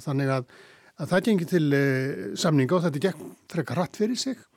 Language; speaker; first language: Icelandic; native; Icelandic